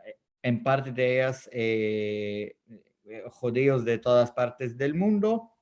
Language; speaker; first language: Spanish; non-native, fluent; Arabic